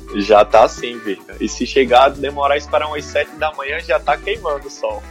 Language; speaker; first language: Portuguese; native; Portuguese